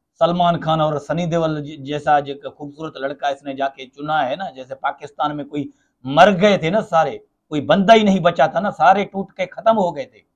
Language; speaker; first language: Urdu; non-native, local second language; Sindhi